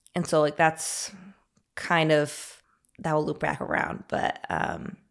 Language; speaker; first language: English; native; English